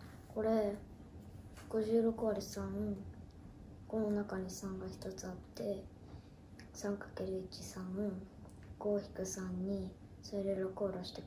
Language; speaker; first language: Japanese; early bilingual, heritage; Japanese